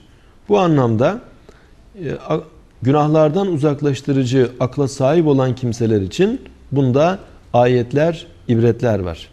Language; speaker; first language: Turkish; native; Turkish